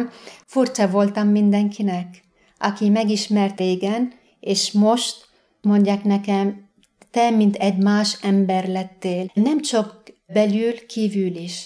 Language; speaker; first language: Hungarian; non-native, fluent; Arabic